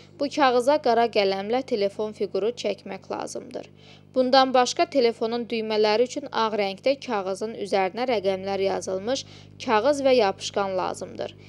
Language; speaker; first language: Azerbaijani; non-native, local second language; Georgian